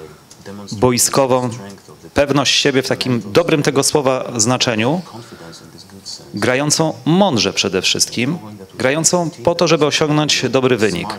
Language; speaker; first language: Polish; native; Polish